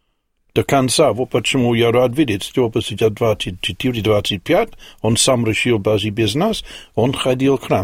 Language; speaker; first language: Russian; non-native, learner; English